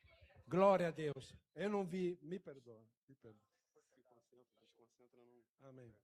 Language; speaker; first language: Portuguese; non-native, fluent; Italian